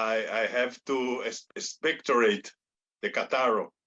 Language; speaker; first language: English; non-native, learner; Portuguese